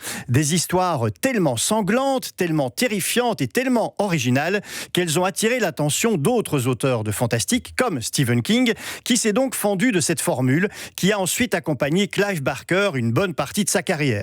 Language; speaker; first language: French; native; French